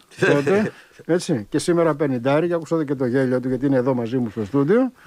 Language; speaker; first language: Greek; native; Greek